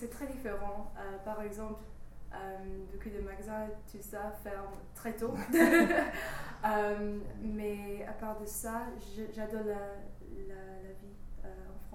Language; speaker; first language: French; non-native, learner; English